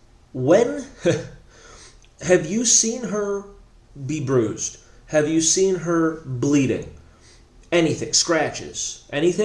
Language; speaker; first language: English; native; English